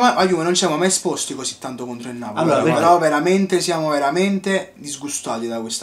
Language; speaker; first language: Italian; native; Italian